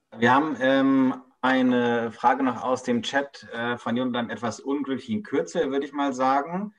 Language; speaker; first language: German; native; German